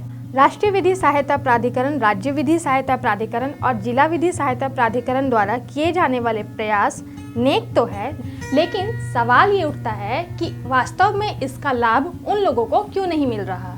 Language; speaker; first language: Hindi; native; Hindi